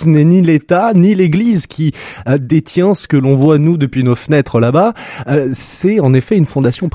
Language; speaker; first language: French; native; French